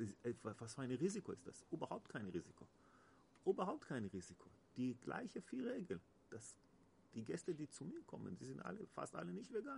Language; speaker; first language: German; non-native, learner; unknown